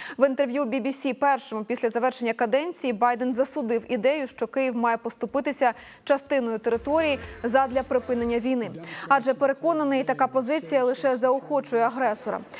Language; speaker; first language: Ukrainian; native; Ukrainian